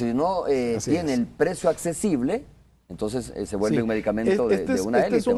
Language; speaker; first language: Spanish; native; Spanish